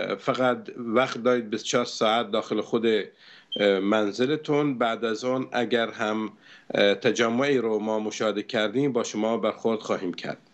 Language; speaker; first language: Persian; non-native, local second language; Arabic